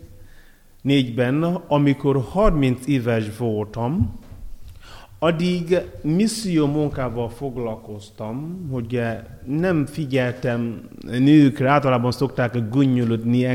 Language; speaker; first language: Hungarian; non-native, learner; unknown